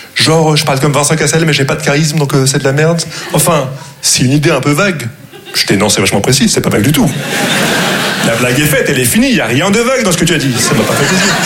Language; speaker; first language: French; non-native, local second language; Arabic